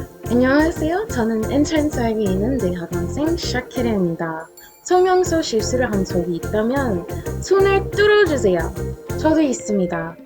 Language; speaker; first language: Korean; non-native, learner; English